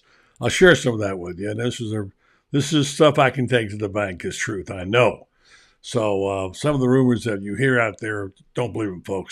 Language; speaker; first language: English; native; English